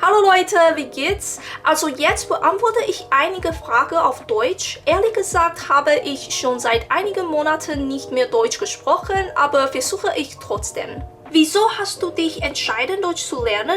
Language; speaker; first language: German; non-native, learner; Chinese